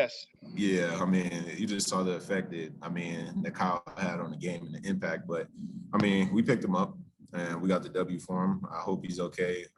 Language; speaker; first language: English; native; English